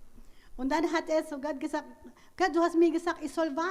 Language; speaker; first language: German; non-native, learner; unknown